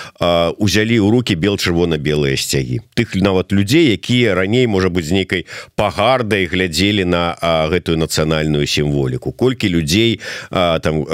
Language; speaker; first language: Belarusian; non-native, local second language; Russian